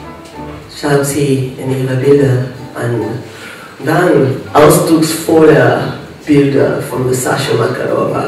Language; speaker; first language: German; non-native, fluent; English